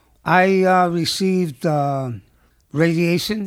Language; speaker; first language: English; early bilingual, other home language; Spanish